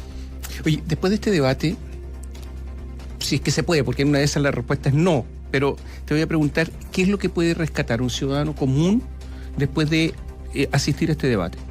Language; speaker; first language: Spanish; native; Spanish